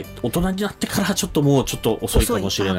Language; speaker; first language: Japanese; native; Japanese